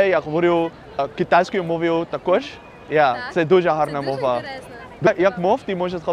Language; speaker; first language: Ukrainian; non-native, learner; Dutch